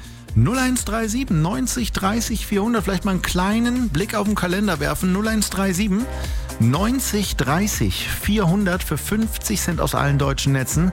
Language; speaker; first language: German; native; German